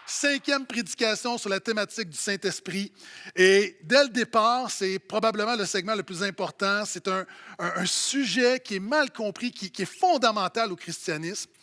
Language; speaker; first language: French; native; French